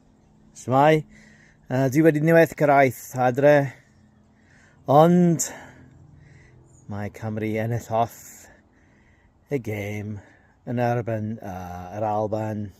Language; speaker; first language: Welsh; non-native, learner; English